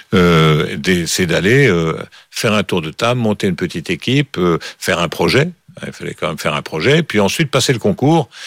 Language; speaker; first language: French; native; French